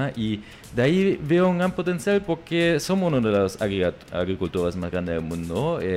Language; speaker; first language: Spanish; non-native, fluent; German